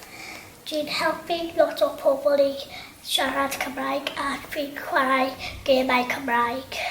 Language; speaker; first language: Welsh; non-native, local second language; English